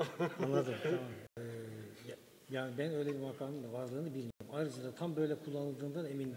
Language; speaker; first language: Turkish; native; Turkish